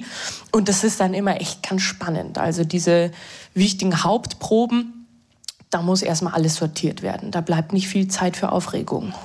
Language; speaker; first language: German; native; German